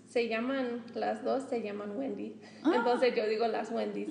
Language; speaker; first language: Spanish; non-native, fluent; English